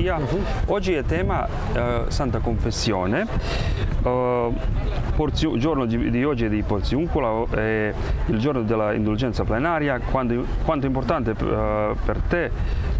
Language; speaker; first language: Italian; non-native, fluent; Croatian